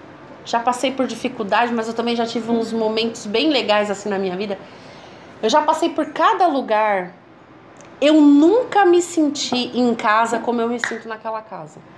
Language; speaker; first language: Portuguese; native; Portuguese